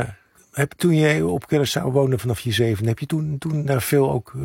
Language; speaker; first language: Dutch; native; Dutch